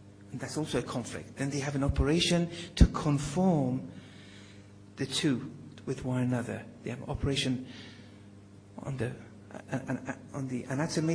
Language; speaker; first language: English; native; English